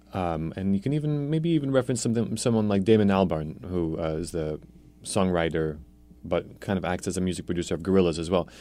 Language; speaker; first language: English; native; English